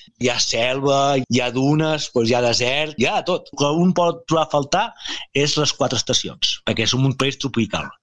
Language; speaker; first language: Catalan; native; Catalan